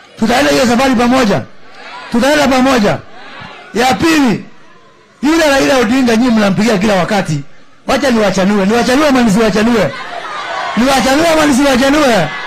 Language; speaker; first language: Swahili; non-native, local second language; Kikuyu